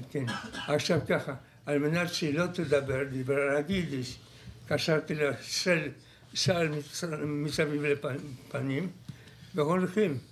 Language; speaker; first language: Hebrew; non-native, fluent; Polish